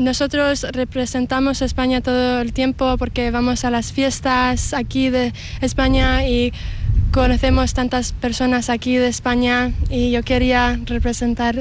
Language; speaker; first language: Spanish; early bilingual, heritage; Spanish